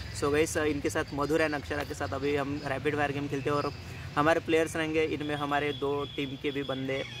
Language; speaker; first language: Hindi; non-native, local second language; Marathi